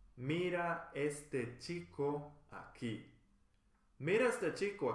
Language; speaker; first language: Spanish; non-native, fluent; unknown